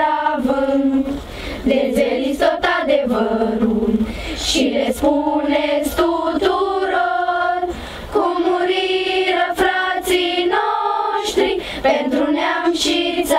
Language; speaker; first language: Romanian; native; Romanian